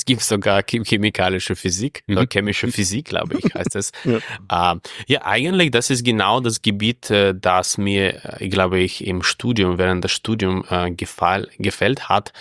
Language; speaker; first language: German; non-native, fluent; Russian